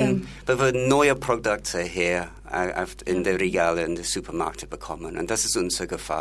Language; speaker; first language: German; non-native, learner; English